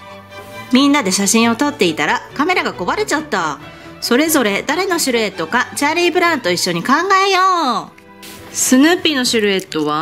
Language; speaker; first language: Japanese; native; Japanese